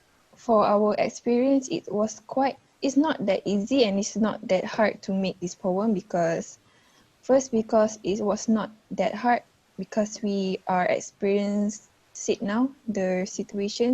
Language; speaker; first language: English; non-native, fluent; Malay